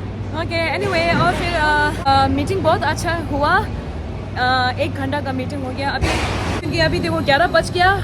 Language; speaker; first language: Hindi; non-native, local second language; Tibetan